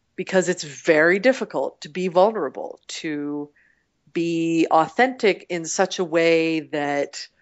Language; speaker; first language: English; native; English